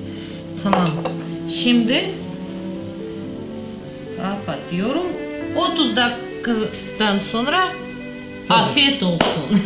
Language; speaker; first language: Turkish; non-native, learner; Russian